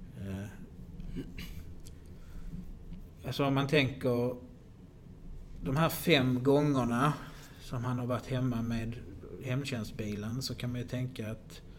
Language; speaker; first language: Swedish; native; Swedish